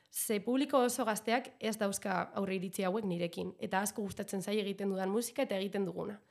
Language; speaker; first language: Basque; non-native, local second language; Spanish